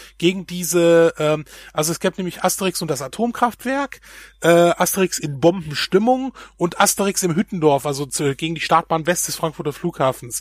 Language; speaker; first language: German; native; German